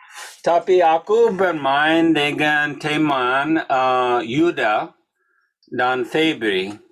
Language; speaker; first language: Indonesian; non-native, learner; English